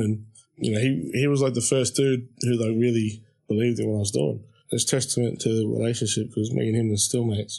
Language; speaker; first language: English; native; English